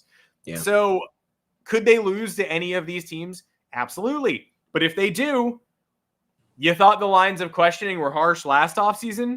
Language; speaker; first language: English; native; English